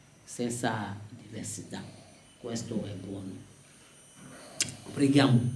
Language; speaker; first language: Italian; non-native, fluent; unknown